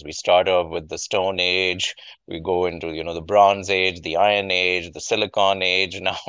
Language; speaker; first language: English; non-native, local second language; Urdu